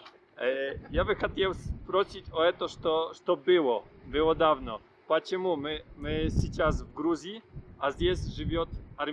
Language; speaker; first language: Russian; non-native, learner; Polish